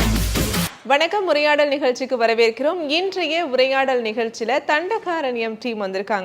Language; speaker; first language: Tamil; native; Tamil